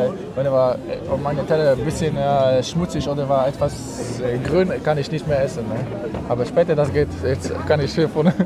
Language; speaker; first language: German; non-native, learner; Polish